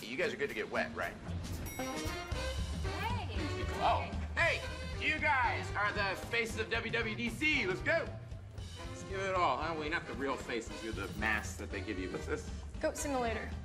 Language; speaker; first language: English; native; English